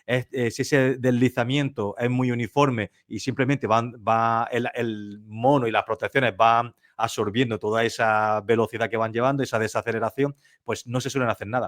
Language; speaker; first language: Spanish; native; Spanish